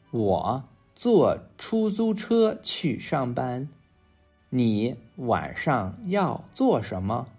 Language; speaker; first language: Chinese; non-native, fluent; English